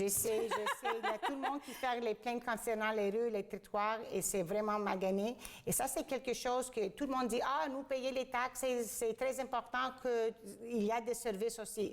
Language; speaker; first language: French; non-native, fluent; Greek